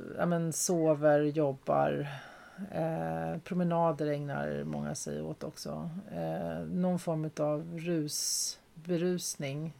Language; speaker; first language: Swedish; native; Swedish